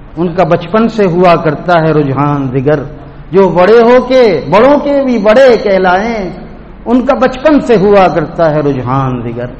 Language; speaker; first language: Urdu; native; Urdu